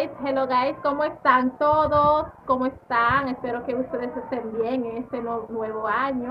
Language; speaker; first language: Spanish; non-native, fluent; Haitian Creole